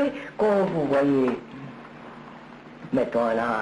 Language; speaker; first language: French; non-native, learner; Telugu